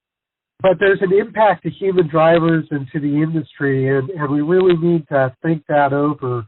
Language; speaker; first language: English; native; English